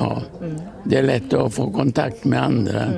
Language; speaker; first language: Swedish; early bilingual, other home language; Portuguese